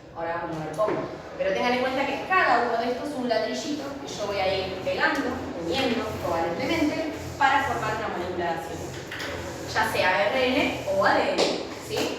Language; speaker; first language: Spanish; native; Spanish